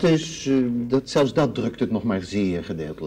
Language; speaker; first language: Dutch; native; Dutch